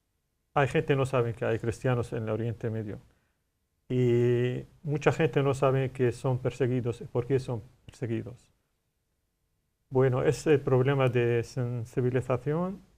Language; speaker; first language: Spanish; non-native, learner; Arabic